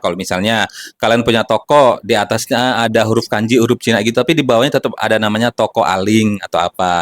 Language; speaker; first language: Indonesian; native; Indonesian